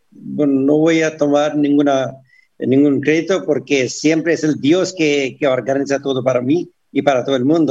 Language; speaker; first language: Spanish; non-native, fluent; Hindi